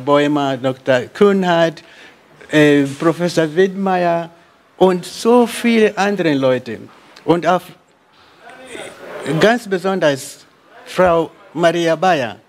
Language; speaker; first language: German; non-native, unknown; Swahili